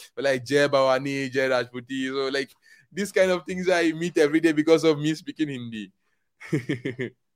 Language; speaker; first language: English; non-native, local second language; Igbo